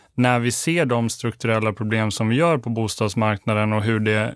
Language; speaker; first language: Swedish; native; Swedish